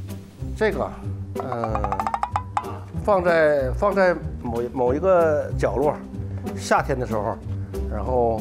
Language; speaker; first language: Chinese; non-native, learner; English